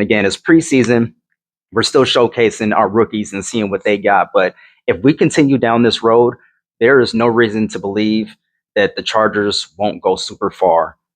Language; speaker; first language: English; native; English